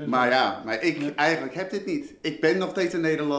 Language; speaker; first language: Dutch; early bilingual, heritage; Dutch